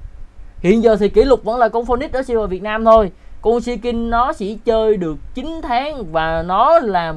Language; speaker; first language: Vietnamese; native; Vietnamese